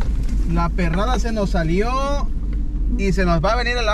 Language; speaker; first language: Spanish; native; Spanish